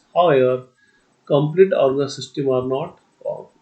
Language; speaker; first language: English; non-native, local second language; Marathi